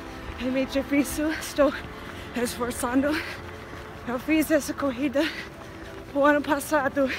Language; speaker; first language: Portuguese; non-native, fluent; English